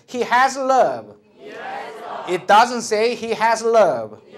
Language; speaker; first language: English; non-native, fluent; Korean